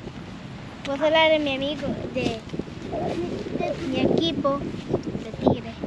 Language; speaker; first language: Spanish; early bilingual, other home language; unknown